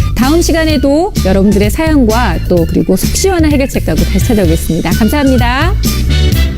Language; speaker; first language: Korean; native; Korean